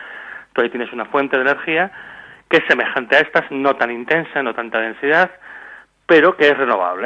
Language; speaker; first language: Spanish; native; Spanish